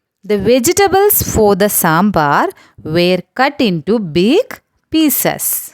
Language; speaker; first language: English; non-native, local second language; Malayalam